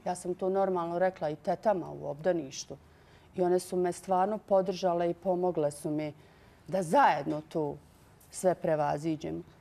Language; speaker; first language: Bosnian; native; Bosnian